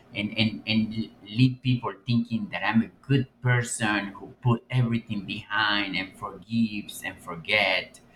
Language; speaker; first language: English; non-native, fluent; Spanish